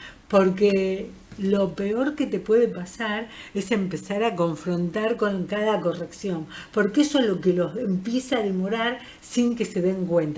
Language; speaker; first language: Spanish; native; Spanish